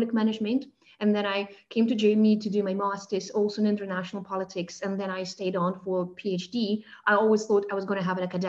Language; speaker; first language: English; non-native, fluent; Russian